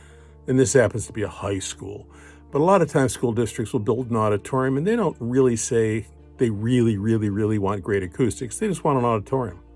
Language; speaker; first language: English; native; English